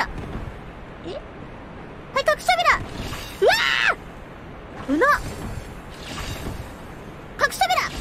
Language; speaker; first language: Japanese; native; Japanese